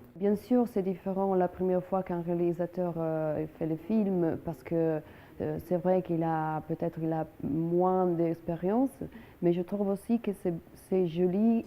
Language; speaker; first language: French; non-native, fluent; Italian